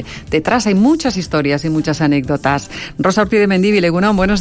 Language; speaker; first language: Spanish; native; Spanish